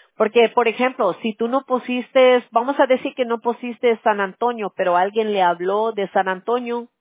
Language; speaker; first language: Spanish; early bilingual, heritage; Spanish